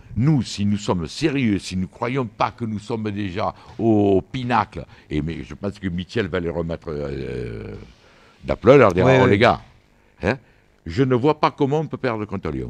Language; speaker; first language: French; native; French